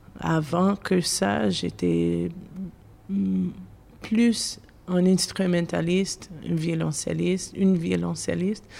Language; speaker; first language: French; non-native, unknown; English